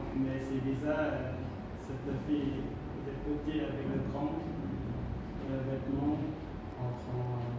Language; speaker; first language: French; non-native, learner; Khmer